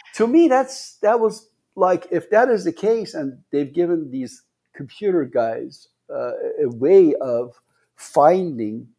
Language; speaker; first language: English; non-native, fluent; Persian